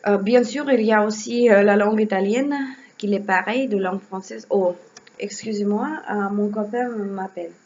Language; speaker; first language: French; non-native, learner; Russian